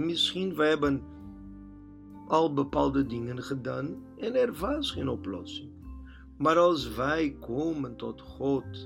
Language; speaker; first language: Dutch; non-native, learner; Portuguese